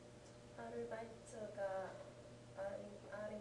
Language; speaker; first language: Japanese; non-native, learner; English